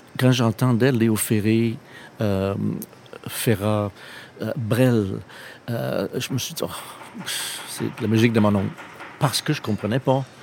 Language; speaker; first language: French; non-native, local second language; English